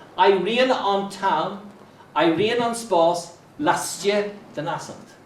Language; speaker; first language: Irish; non-native, local second language; English